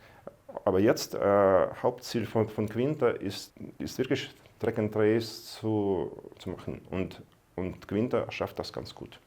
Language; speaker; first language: German; non-native, fluent; Russian